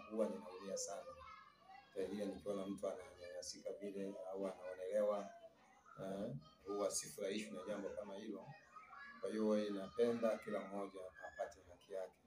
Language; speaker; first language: Swahili; non-native, local second language; Sukuma